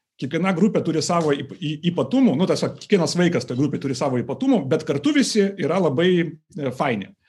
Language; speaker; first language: Lithuanian; non-native, local second language; Russian